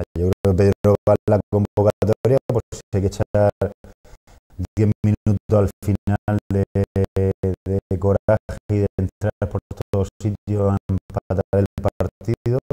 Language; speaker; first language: Spanish; native; Spanish